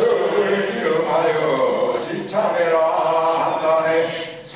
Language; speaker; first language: Korean; native; Korean